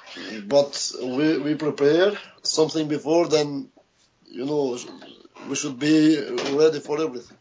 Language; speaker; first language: English; non-native, learner; Albanian